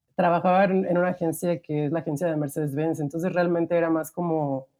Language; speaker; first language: Spanish; native; Spanish